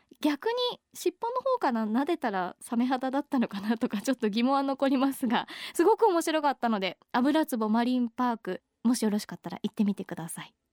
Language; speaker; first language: Japanese; native; Japanese